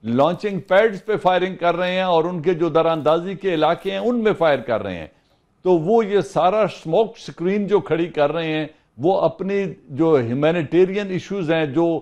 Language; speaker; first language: Urdu; non-native, local second language; Punjabi